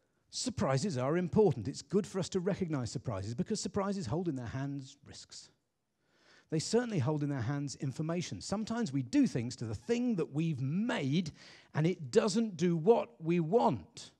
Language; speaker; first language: English; native; English